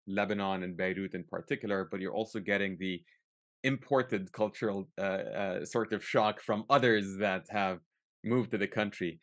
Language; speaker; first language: English; early bilingual, other home language; Arabic